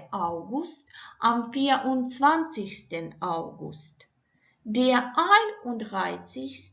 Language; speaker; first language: German; non-native, fluent; Ukrainian